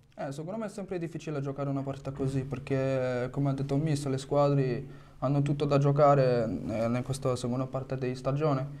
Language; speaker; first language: Italian; non-native, fluent; French